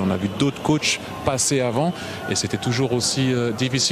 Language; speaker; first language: French; native; French